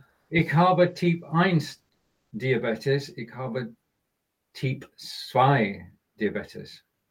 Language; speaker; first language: German; non-native, learner; English